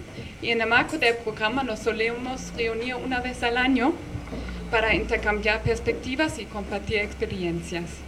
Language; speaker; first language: Spanish; non-native, fluent; German